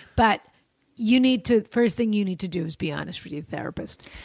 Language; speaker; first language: English; native; English